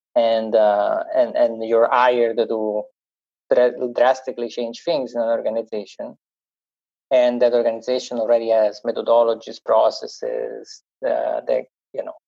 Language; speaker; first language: English; non-native, fluent; Italian